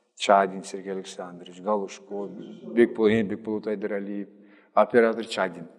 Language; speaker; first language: Russian; non-native, local second language; Kyrgyz